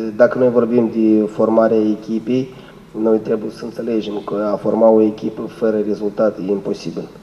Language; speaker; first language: Romanian; non-native, local second language; Russian